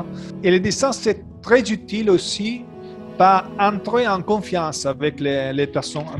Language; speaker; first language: French; non-native, learner; Italian